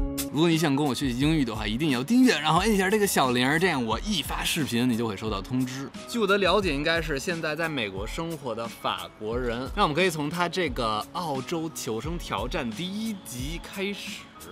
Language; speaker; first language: Chinese; non-native, fluent; English